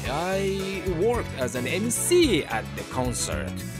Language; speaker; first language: English; non-native, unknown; Japanese